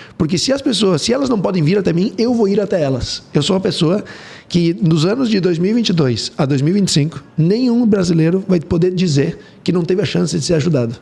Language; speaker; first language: Portuguese; early bilingual, heritage; Portuguese